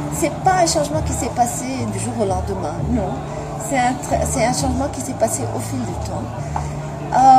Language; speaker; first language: French; non-native, local second language; Arabic